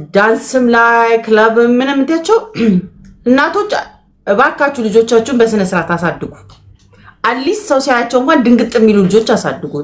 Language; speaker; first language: Amharic; native; Amharic